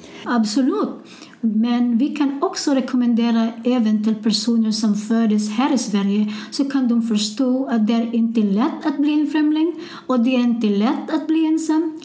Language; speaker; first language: Swedish; non-native, learner; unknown